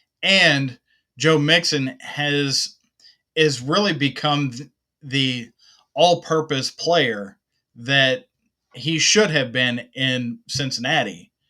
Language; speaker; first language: English; native; English